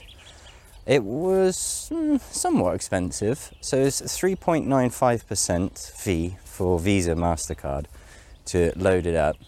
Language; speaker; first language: English; native; English